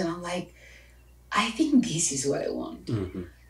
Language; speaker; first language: English; non-native, fluent; Spanish